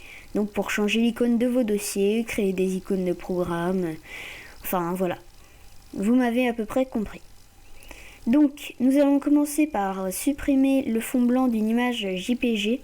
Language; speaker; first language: French; native; French